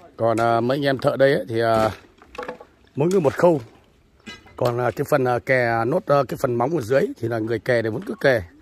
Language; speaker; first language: Vietnamese; non-native, local second language; Hmong